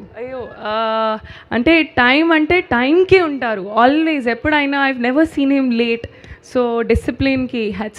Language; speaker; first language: Telugu; non-native, learner; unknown